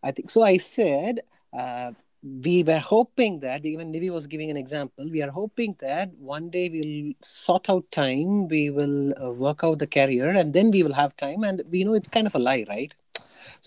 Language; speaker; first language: English; non-native, local second language; Tamil